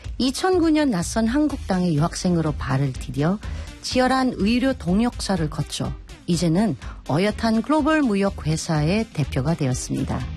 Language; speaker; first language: Korean; non-native, fluent; Filipino